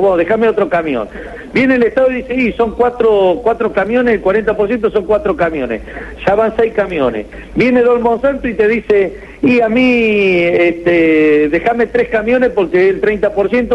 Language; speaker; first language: Spanish; native; Spanish